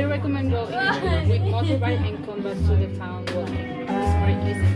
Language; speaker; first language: English; non-native, learner; Spanish